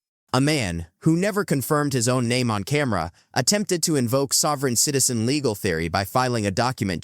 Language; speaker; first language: English; native; English